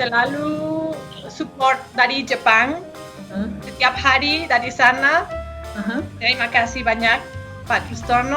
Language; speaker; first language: Indonesian; non-native, learner; Spanish